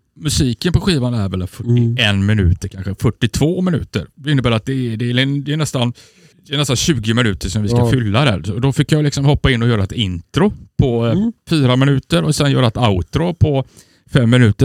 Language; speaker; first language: Swedish; native; Swedish